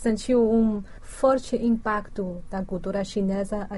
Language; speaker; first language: Portuguese; non-native, fluent; Chinese